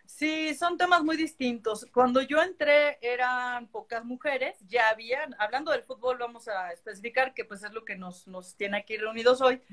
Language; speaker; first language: Spanish; native; Spanish